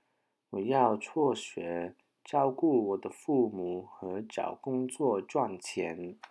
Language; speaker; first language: Chinese; non-native, learner; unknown